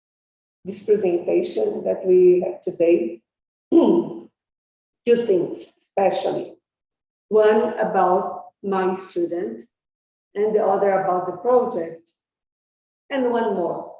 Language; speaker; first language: English; non-native, fluent; Portuguese